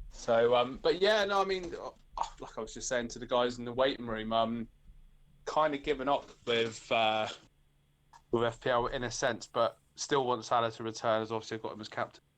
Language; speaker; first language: English; native; English